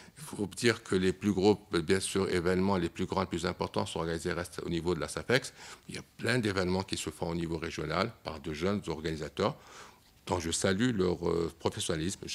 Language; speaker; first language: French; non-native, local second language; Arabic